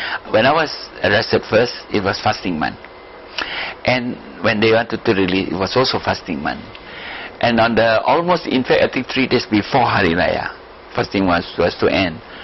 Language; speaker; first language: English; non-native, local second language; Malay